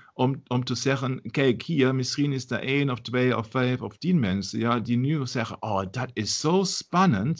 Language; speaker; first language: Dutch; non-native, learner; German